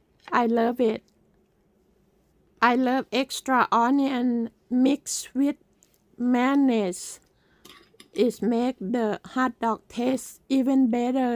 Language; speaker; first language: English; non-native, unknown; Thai